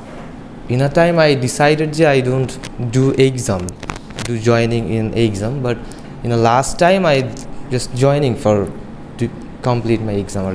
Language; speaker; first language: English; non-native, learner; Bangla